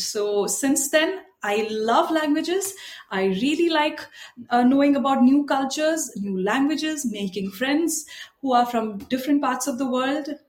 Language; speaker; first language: English; non-native, local second language; Tamil